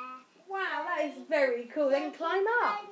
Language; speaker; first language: English; native; English